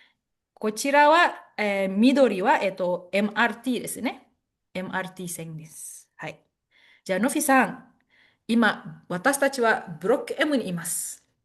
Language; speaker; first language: Japanese; non-native, fluent; Indonesian